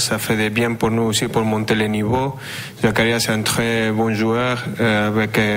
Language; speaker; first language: French; non-native, fluent; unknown